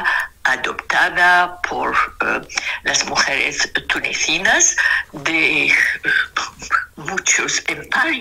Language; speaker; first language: Spanish; non-native, fluent; Arabic